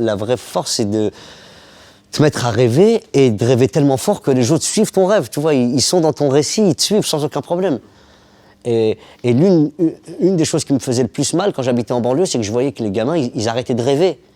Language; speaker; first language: French; early bilingual, other home language; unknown